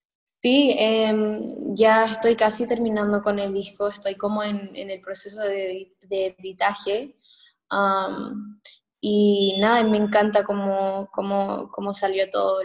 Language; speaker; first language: Spanish; early bilingual, heritage; Spanish